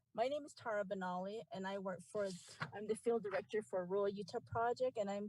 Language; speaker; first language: English; native; English